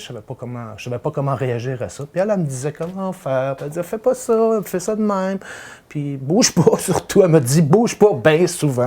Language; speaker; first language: French; native; French